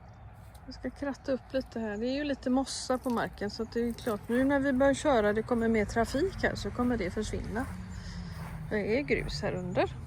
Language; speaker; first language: Swedish; native; Swedish